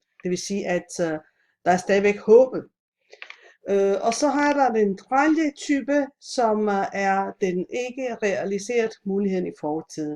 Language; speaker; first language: Danish; non-native, fluent; Italian